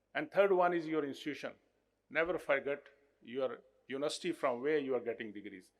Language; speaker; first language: English; non-native, local second language; Urdu